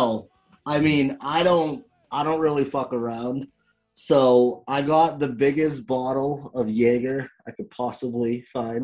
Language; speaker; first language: English; native; English